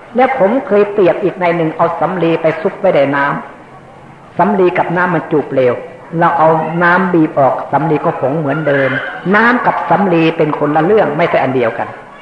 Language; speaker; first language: Thai; native; Thai